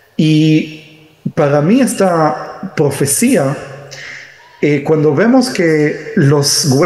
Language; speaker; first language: Spanish; early bilingual, heritage; Hebrew